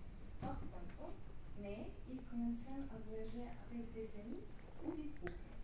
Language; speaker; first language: French; non-native, learner; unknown